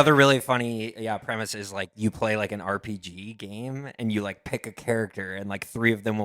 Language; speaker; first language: English; native; English